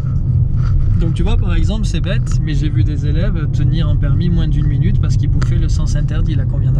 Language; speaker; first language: French; native; French